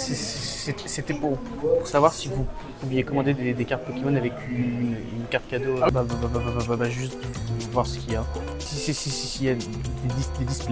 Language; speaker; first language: French; native; French